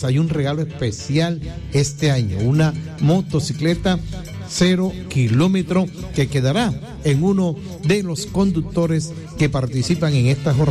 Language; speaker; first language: Spanish; native; Spanish